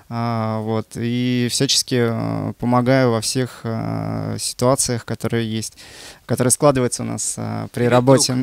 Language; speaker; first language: Russian; native; Russian